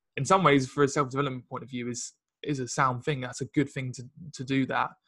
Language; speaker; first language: English; native; English